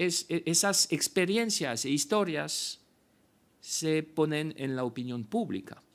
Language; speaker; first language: Spanish; non-native, fluent; French